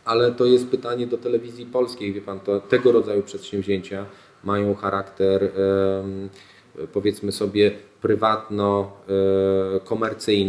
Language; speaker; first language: Polish; native; Polish